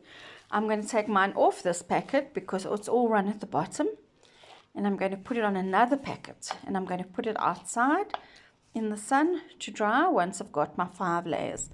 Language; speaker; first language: English; native; English